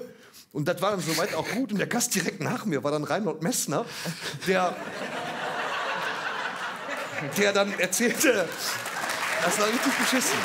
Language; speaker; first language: German; native; German